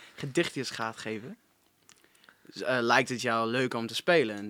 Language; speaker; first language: Dutch; non-native, fluent; English